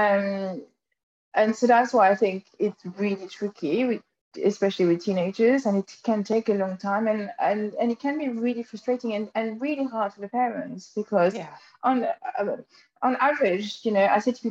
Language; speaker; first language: English; non-native, fluent; French